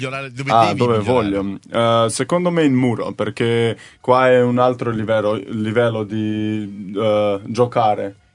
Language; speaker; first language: Italian; non-native, learner; Slovenian